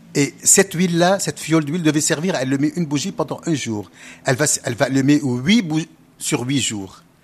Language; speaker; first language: French; non-native, local second language; Arabic